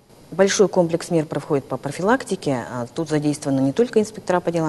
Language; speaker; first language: Russian; native; Russian